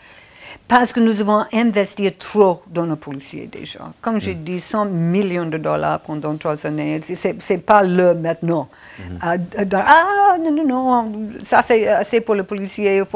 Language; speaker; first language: French; non-native, fluent; English